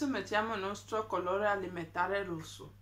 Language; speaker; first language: Italian; non-native, learner; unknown